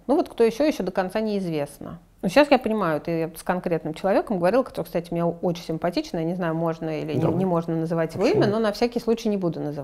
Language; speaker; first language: Russian; native; Russian